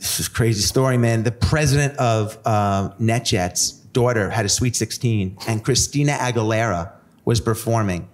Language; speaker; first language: English; native; English